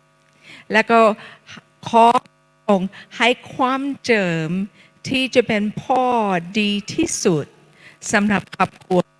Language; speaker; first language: Thai; non-native, fluent; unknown